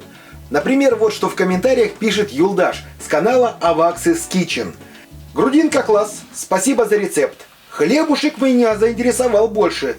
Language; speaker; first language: Russian; native; Russian